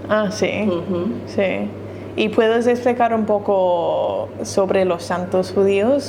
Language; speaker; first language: Spanish; non-native, learner; English